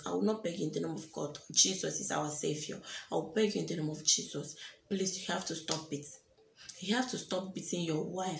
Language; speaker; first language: English; non-native, local second language; French